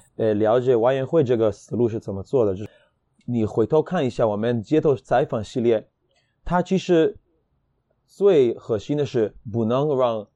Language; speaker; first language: Chinese; non-native, fluent; Hebrew